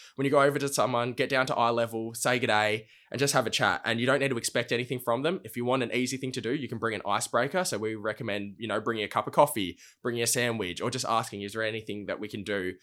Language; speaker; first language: English; native; English